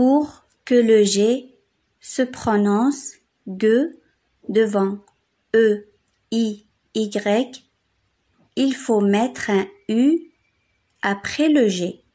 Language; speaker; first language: French; non-native, fluent; Arabic